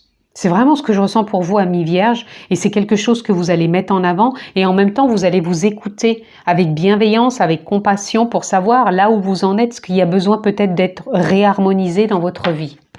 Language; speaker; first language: French; native; French